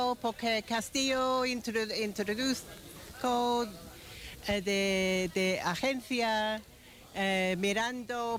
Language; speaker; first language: Spanish; non-native, learner; English